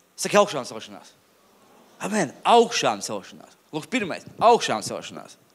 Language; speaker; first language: Latvian; non-native, local second language; Russian